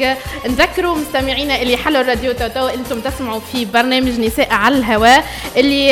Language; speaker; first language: Arabic; native; Arabic